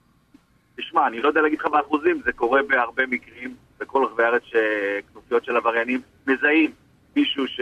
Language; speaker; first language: Hebrew; native; Hebrew